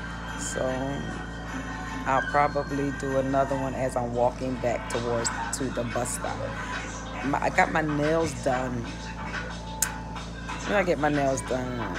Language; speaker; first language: English; native; English